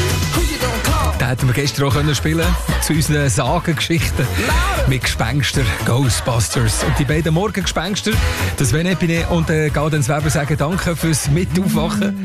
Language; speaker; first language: German; native; German